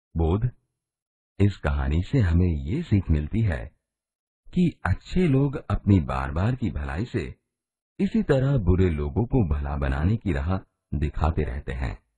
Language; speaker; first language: Hindi; non-native, local second language; Gujarati